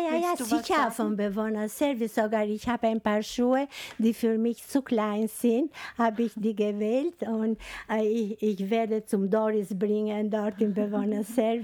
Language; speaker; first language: German; non-native, learner; Albanian